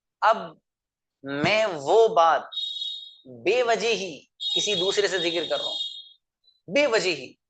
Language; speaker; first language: Hindi; native; Hindi